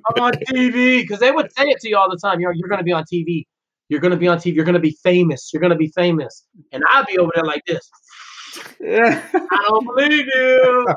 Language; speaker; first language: English; native; English